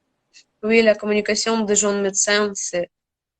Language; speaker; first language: French; non-native, learner; Russian